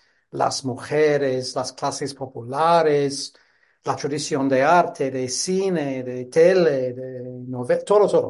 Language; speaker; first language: Spanish; non-native, fluent; English